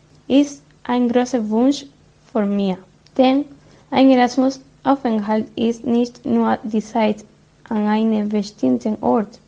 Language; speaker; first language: German; non-native, learner; Spanish